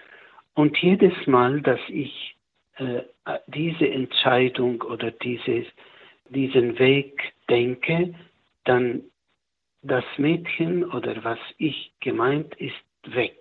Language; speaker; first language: German; non-native, learner; Arabic